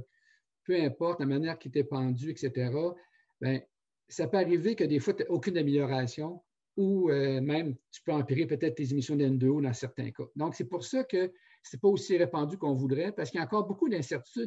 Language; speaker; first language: French; native; French